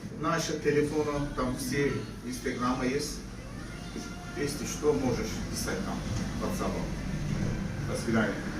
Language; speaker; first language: Russian; non-native, learner; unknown